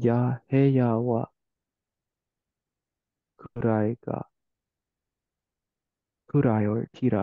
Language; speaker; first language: Japanese; non-native, learner; English